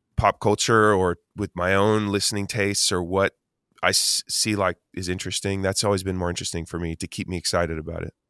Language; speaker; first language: English; native; English